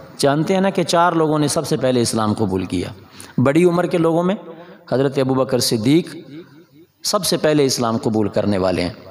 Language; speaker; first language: Urdu; non-native, local second language; Punjabi